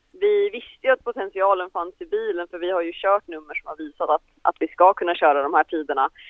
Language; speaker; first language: Swedish; native; Swedish